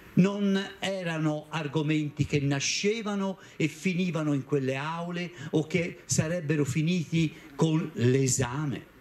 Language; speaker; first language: Italian; native; Italian